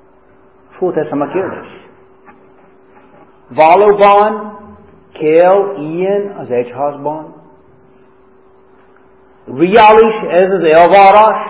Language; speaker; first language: Hungarian; non-native, fluent; English